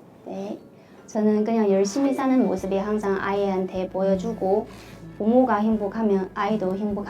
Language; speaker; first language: Korean; non-native, fluent; Chinese